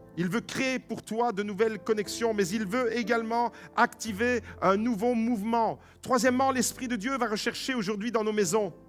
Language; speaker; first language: French; native; French